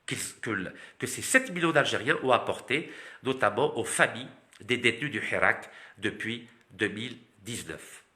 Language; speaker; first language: French; non-native, local second language; Arabic